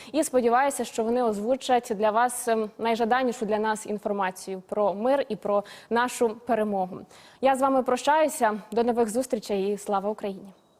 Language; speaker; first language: Ukrainian; native; Ukrainian